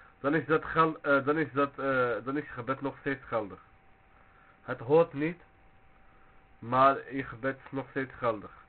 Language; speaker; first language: Dutch; early bilingual, other home language; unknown